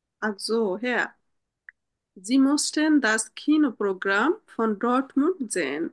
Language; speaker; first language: German; non-native, learner; Bangla